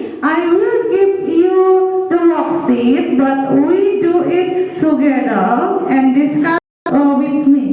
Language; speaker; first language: English; non-native, learner; Indonesian